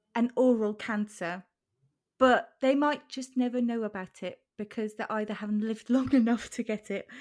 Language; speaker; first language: English; non-native, fluent; German